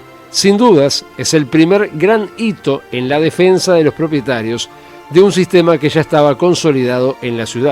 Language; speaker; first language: Spanish; native; Spanish